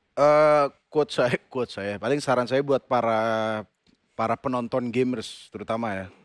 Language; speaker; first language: Indonesian; non-native, local second language; Madurese